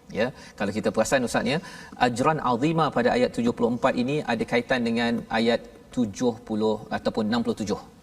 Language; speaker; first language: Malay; native; Malay